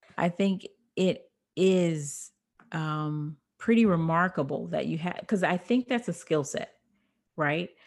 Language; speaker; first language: English; native; English